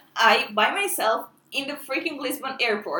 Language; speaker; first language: English; non-native, fluent; Romanian